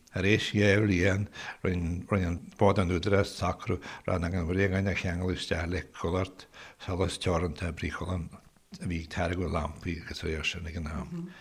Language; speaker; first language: Irish; native; Irish